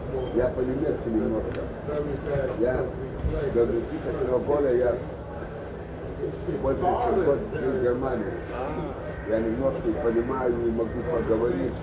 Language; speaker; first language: Russian; non-native, fluent; Lithuanian